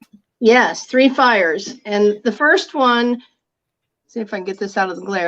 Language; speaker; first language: English; native; English